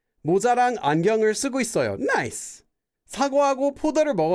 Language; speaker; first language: Korean; non-native, fluent; English